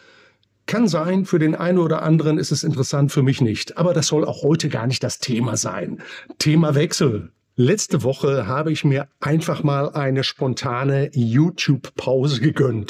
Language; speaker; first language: German; native; German